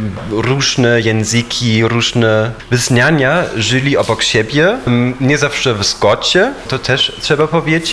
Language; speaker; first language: Polish; non-native, fluent; German